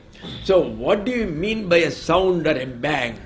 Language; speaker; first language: English; non-native, local second language; Tamil